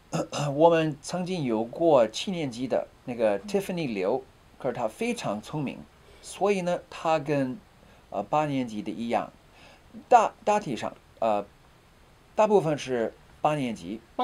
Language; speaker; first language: Chinese; non-native, fluent; English